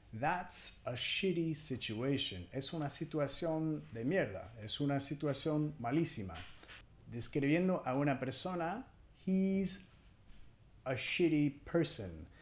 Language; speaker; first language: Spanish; non-native, fluent; English